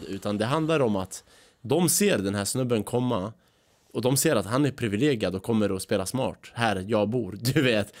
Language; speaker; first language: Swedish; early bilingual, other home language; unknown